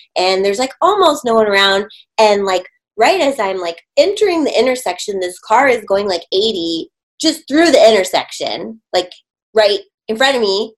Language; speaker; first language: English; native; English